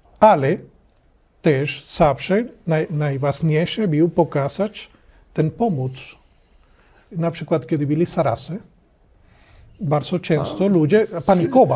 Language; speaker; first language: Polish; non-native, learner; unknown